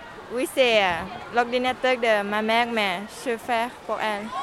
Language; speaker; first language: French; non-native, learner; Lao